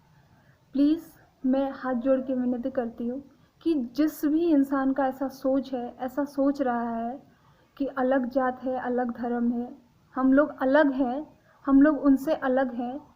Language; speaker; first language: Hindi; non-native, local second language; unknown